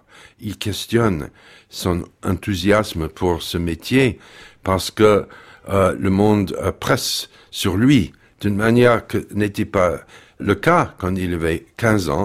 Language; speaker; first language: French; non-native, fluent; English